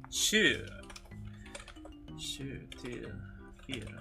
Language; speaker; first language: Norwegian; non-native, learner; English